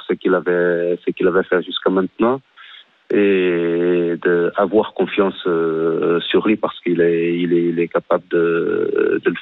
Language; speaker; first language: French; non-native, fluent; Portuguese